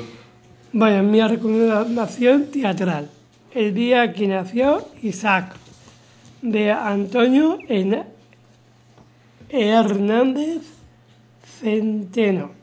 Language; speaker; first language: Spanish; native; Spanish